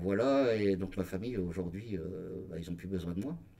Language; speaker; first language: French; native; French